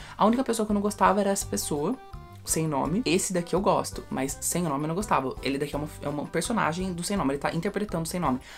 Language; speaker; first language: Portuguese; early bilingual, heritage; Portuguese